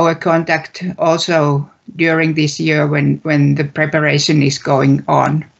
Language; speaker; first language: English; non-native, fluent; Finnish